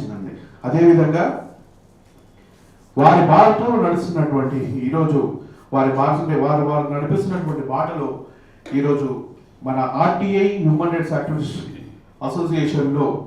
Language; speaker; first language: Telugu; native; Telugu